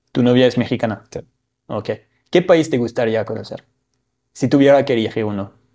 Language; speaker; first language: Spanish; non-native, fluent; French